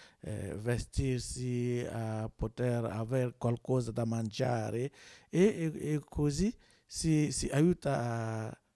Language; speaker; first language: Italian; non-native, learner; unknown